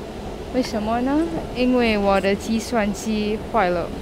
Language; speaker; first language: Chinese; non-native, local second language; English